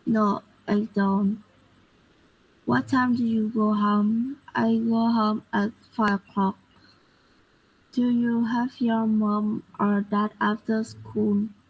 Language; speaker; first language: English; non-native, learner; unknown